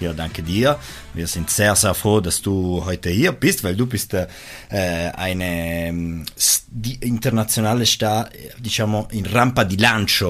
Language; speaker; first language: German; non-native, local second language; Italian